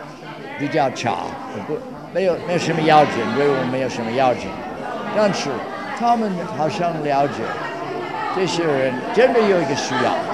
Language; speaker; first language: Chinese; non-native, fluent; English